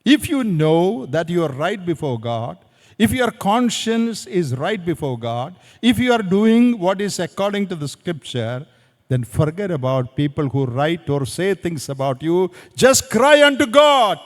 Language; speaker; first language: English; non-native, local second language; Malayalam